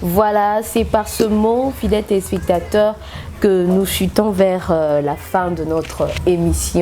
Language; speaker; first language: French; non-native, local second language; Lingala